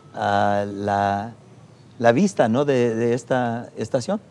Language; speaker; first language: Spanish; non-native, fluent; English